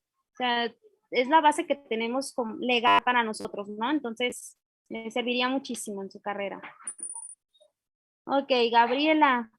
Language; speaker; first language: Spanish; native; Spanish